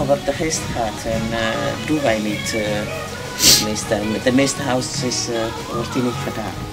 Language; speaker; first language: Dutch; non-native, learner; Amharic